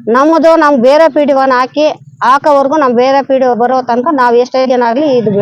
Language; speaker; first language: Kannada; native; Kannada